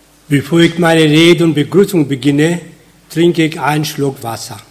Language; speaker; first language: German; non-native, fluent; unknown